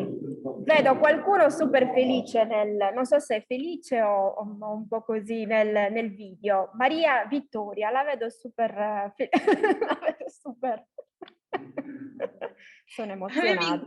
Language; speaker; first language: Italian; native; Italian